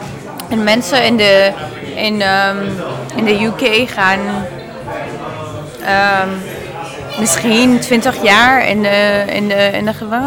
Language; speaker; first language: Dutch; non-native, learner; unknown